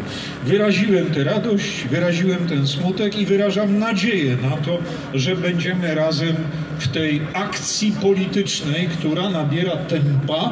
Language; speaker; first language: Polish; native; Polish